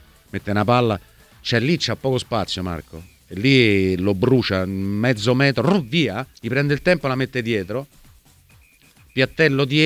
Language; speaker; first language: Italian; native; Italian